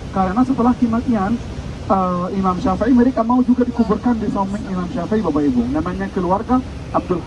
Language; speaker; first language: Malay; non-native, fluent; Arabic